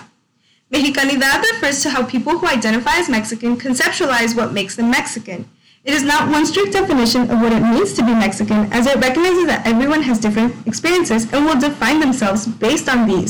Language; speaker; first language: English; native; English